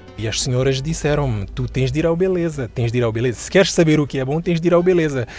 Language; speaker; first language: Portuguese; non-native, local second language; Kabuverdianu